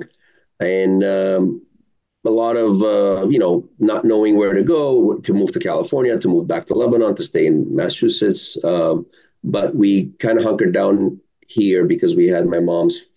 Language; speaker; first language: English; early bilingual, other home language; Arabic